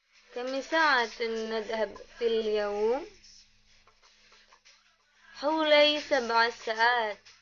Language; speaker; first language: Arabic; non-native, learner; Indonesian